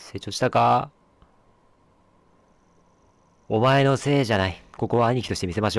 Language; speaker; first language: Japanese; native; Japanese